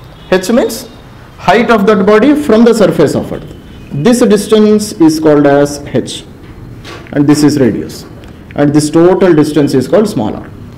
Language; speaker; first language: English; non-native, local second language; Telugu